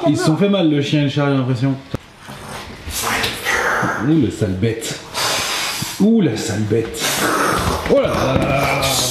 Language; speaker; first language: French; native; French